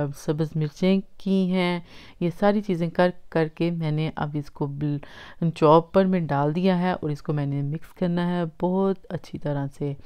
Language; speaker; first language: Urdu; native; Urdu